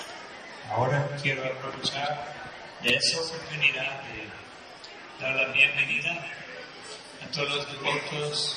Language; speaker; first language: Spanish; non-native, fluent; Portuguese